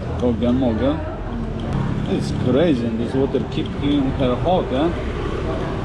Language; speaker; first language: English; non-native, fluent; Polish